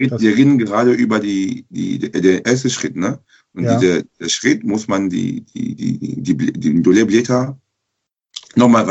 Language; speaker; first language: German; non-native, local second language; French